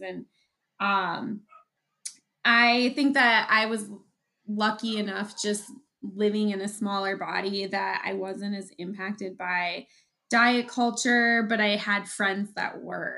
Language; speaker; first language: English; native; English